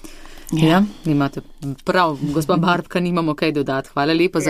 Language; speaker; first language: Slovenian; native; Slovenian